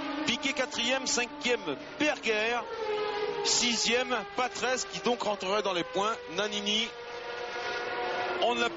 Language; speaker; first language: French; native; French